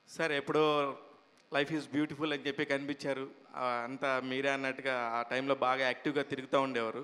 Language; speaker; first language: Telugu; native; Telugu